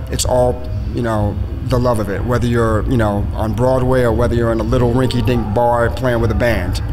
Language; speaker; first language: English; native; English